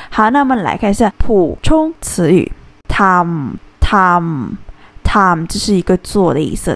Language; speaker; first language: Chinese; non-native, fluent; Thai